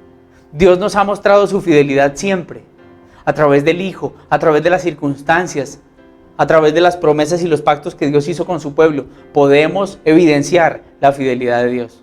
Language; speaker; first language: Spanish; native; Spanish